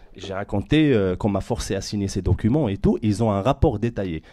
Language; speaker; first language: French; non-native, local second language; Arabic